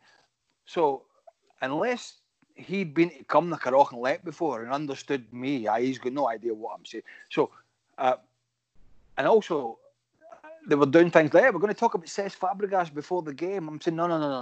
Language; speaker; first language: English; native; English